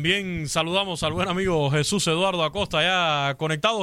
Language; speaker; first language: Spanish; native; Spanish